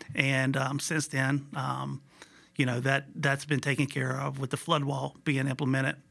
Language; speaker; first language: English; native; English